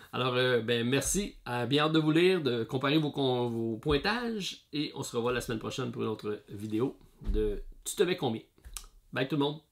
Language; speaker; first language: French; native; French